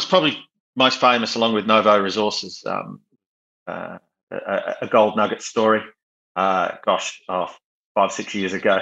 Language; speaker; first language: English; native; English